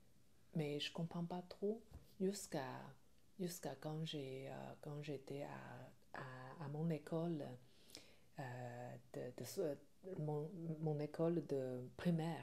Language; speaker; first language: French; non-native, learner; Chinese